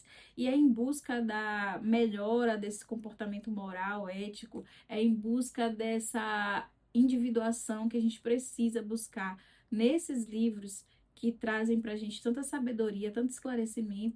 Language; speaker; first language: Portuguese; native; Portuguese